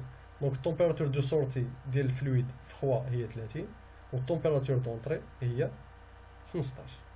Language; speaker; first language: Arabic; native; Arabic